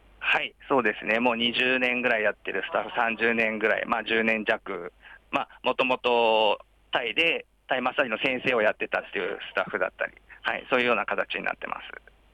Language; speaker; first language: Japanese; native; Japanese